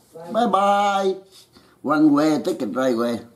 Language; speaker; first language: English; non-native, learner; Vietnamese